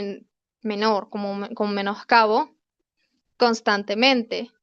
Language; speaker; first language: Spanish; native; Spanish